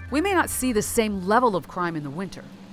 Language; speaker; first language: English; native; English